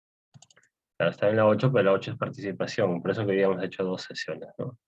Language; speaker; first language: Spanish; native; Spanish